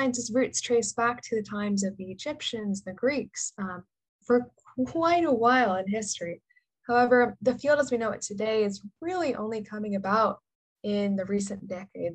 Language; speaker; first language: English; native; English